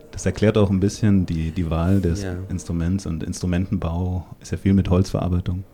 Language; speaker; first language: German; native; German